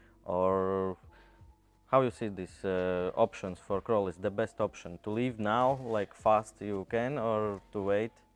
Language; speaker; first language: English; non-native, learner; Latvian